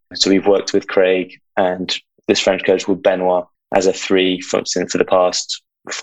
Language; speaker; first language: English; native; English